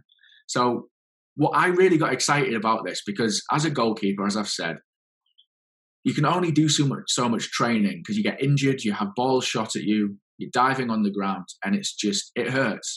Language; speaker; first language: English; native; English